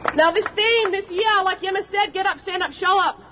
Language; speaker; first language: English; native; English